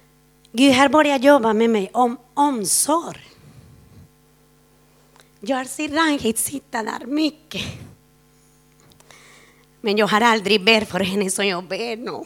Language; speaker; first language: Swedish; non-native, fluent; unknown